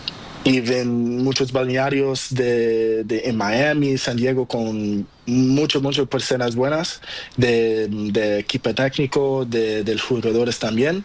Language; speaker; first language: Spanish; non-native, learner; Portuguese